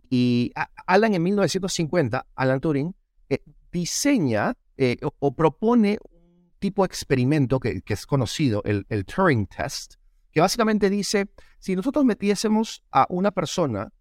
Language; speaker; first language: Spanish; native; Spanish